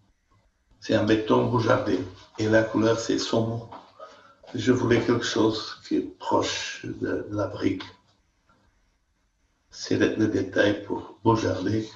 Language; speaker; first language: French; non-native, fluent; Portuguese